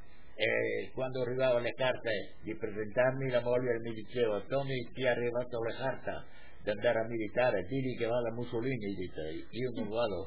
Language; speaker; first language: Italian; non-native, local second language; Friulian